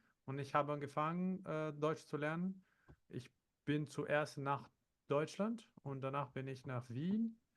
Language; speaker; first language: German; non-native, fluent; Portuguese